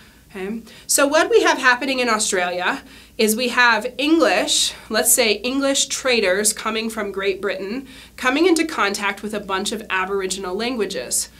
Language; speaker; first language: English; native; English